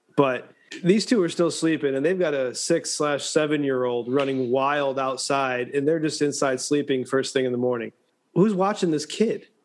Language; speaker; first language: English; native; English